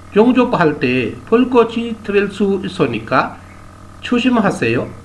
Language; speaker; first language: Korean; non-native, learner; Urdu